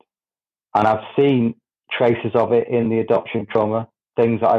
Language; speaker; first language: English; native; English